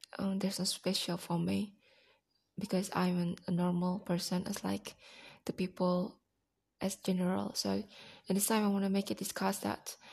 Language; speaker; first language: English; non-native, learner; Indonesian